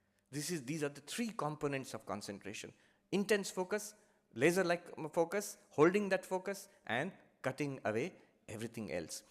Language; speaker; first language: English; non-native, local second language; Bangla